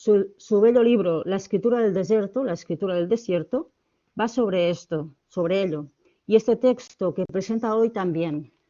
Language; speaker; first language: Spanish; native; Spanish